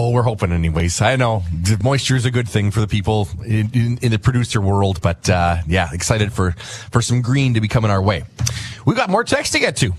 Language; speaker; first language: English; native; English